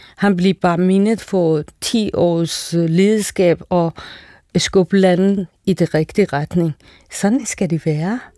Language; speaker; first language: Danish; non-native, fluent; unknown